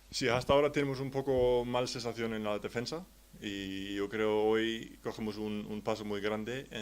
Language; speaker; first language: Spanish; non-native, learner; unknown